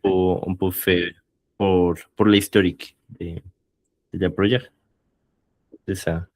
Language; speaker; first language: French; non-native, learner; Spanish